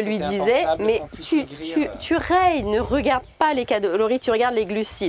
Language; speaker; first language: French; native; French